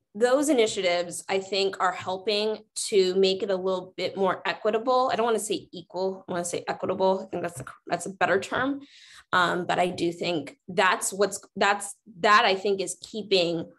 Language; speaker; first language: English; native; English